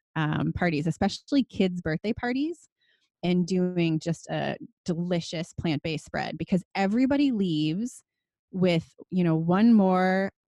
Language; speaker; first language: English; native; English